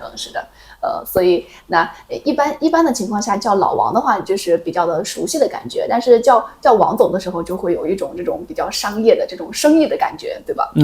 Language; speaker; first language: Chinese; native; Chinese